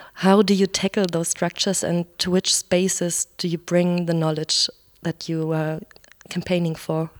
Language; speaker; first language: English; non-native, fluent; German